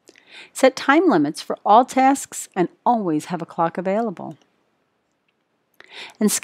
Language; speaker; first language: English; native; English